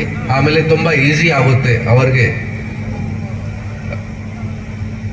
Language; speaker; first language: Kannada; non-native, local second language; Hindi